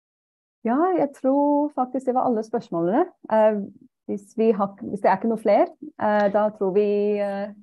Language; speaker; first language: Norwegian; non-native, fluent; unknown